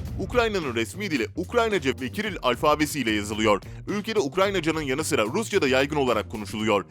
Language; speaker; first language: Turkish; native; Turkish